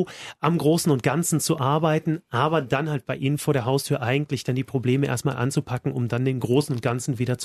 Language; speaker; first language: German; native; German